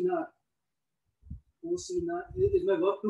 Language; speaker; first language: English; non-native, local second language; Hindi